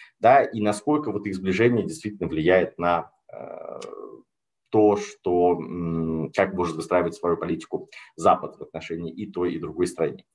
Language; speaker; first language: Russian; native; Russian